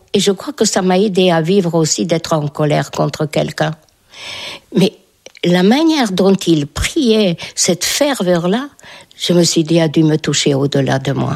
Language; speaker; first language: French; non-native, fluent; Hungarian